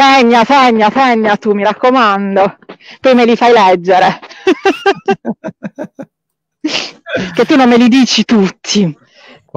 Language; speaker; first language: Italian; native; Italian